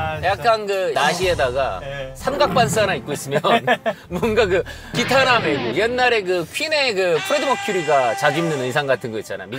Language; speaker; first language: Korean; native; Korean